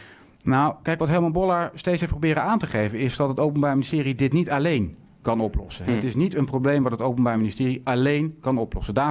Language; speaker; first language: Dutch; native; Dutch